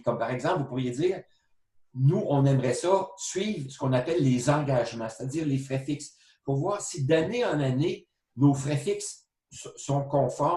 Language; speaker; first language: French; native; French